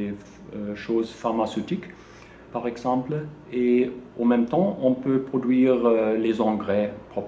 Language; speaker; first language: French; non-native, learner; German